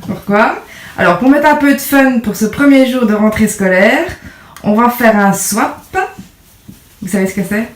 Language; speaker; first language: French; native; French